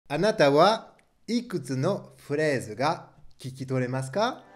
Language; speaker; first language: Japanese; non-native, fluent; French